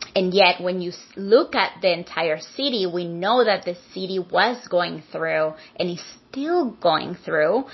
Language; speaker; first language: English; non-native, fluent; Spanish